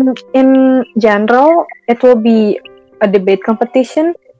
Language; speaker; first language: English; non-native, fluent; Indonesian